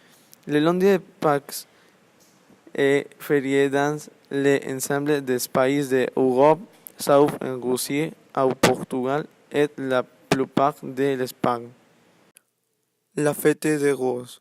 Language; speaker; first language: French; non-native, learner; Spanish